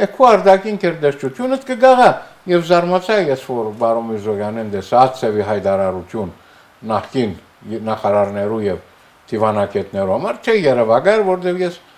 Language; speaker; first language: Armenian; early bilingual, heritage; Armenian